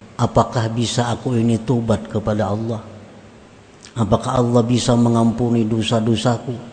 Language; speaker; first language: Indonesian; non-native, local second language; Banjar